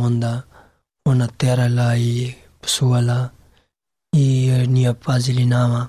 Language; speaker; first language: Serbian; non-native, learner; Pashto